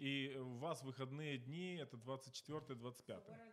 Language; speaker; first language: Russian; native; Russian